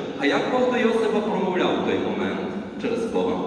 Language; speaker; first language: Ukrainian; native; Ukrainian